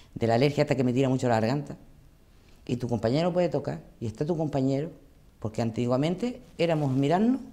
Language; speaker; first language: Spanish; native; Spanish